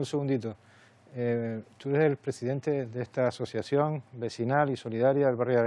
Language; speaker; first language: Spanish; native; Spanish